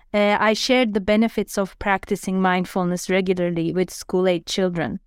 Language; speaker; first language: English; non-native, fluent; Turkish